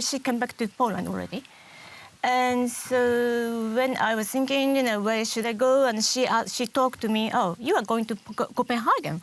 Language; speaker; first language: English; non-native, learner; Japanese